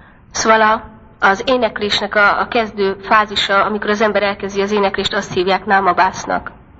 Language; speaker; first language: Hungarian; native; Hungarian